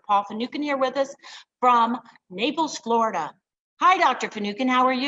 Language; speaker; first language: English; native; English